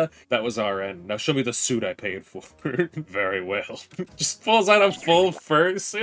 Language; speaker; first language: English; native; English